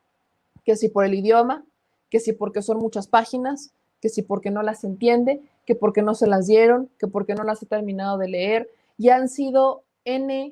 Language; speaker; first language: Spanish; native; Spanish